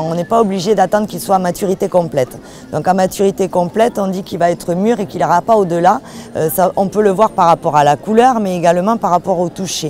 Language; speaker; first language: French; native; French